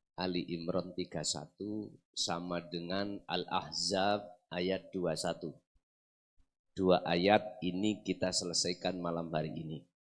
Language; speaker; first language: Indonesian; non-native, local second language; Javanese